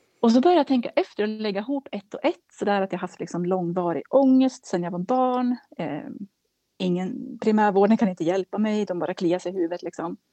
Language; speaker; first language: Swedish; native; Swedish